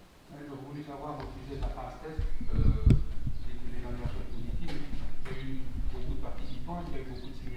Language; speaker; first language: French; native; French